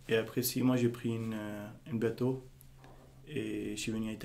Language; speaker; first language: French; non-native, learner; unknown